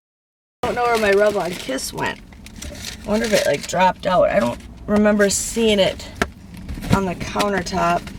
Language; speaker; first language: English; native; English